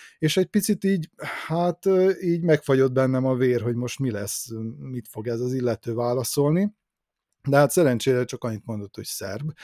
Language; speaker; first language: Hungarian; native; Hungarian